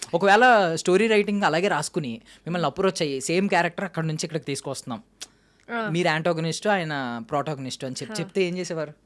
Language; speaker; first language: Telugu; native; Telugu